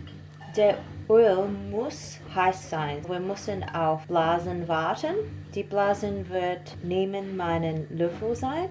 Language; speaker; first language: German; non-native, learner; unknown